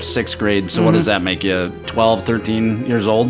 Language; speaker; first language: English; native; English